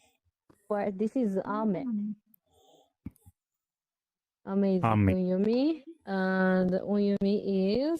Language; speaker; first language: English; non-native, learner; Japanese